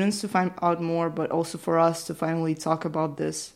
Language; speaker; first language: English; non-native, fluent; Ukrainian